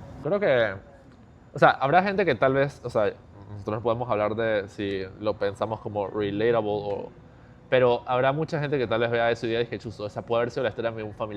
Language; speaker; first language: Spanish; native; Spanish